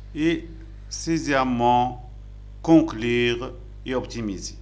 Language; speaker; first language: French; non-native, local second language; Arabic